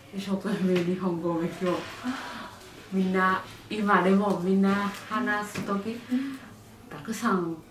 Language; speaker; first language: Japanese; non-native, learner; Vietnamese